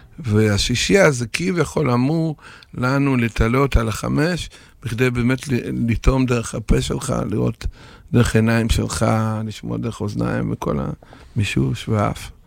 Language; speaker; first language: Hebrew; non-native, fluent; Russian